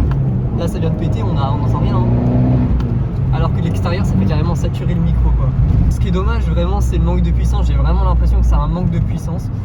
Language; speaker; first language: French; native; French